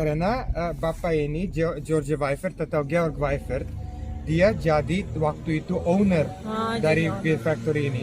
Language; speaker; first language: Indonesian; non-native, fluent; Serbian